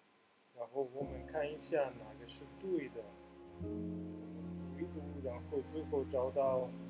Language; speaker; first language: Chinese; non-native, fluent; Italian